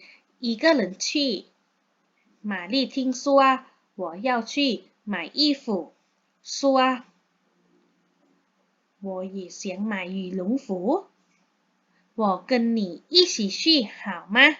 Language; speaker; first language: Chinese; non-native, learner; Thai